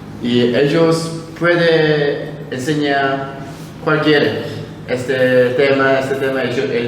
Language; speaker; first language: Spanish; non-native, learner; Korean